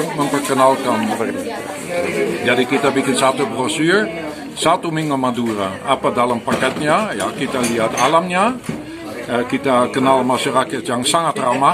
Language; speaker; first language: Indonesian; non-native, fluent; Dutch